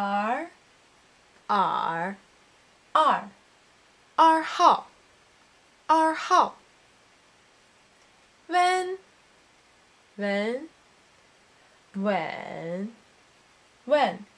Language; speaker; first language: Chinese; non-native, learner; English